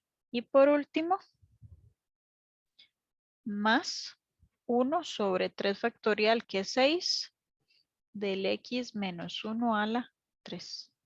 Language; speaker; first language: Spanish; native; Spanish